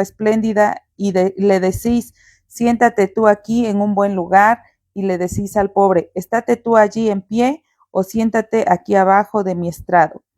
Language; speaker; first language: Spanish; native; Spanish